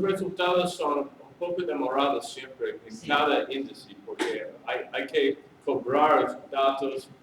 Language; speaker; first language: Spanish; non-native, learner; English